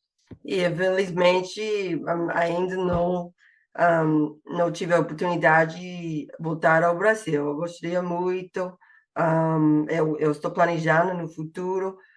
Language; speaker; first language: Portuguese; non-native, fluent; English